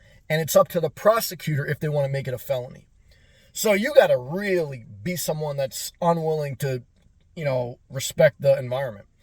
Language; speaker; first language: English; native; English